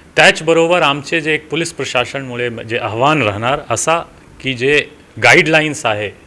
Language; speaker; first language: Marathi; non-native, local second language; Hindi